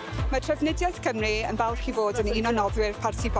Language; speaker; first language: Welsh; non-native, local second language; English